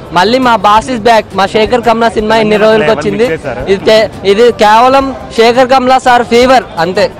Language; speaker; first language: Telugu; native; Telugu